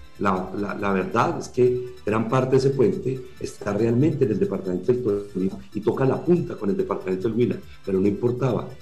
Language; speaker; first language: Spanish; native; Spanish